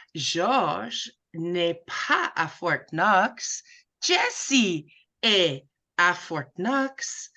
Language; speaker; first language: French; non-native, fluent; English